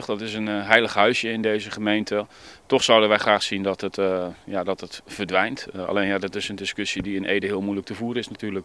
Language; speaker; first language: Dutch; native; Dutch